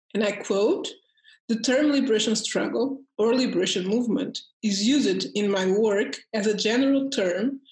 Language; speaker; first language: English; early bilingual, heritage; Portuguese